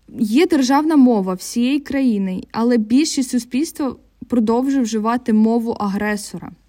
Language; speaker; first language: Ukrainian; non-native, local second language; Russian